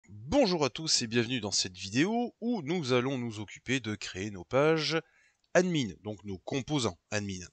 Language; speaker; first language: French; native; French